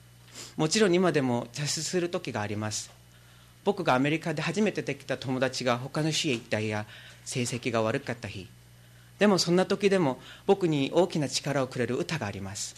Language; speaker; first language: Japanese; non-native, learner; Korean